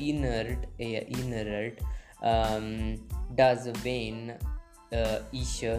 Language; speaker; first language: German; non-native, learner; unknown